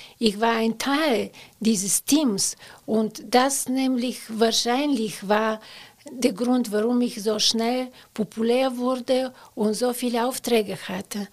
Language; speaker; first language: German; non-native, fluent; Bulgarian